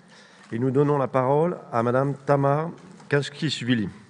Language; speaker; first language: French; native; French